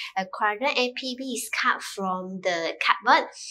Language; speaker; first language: English; non-native, local second language; Chinese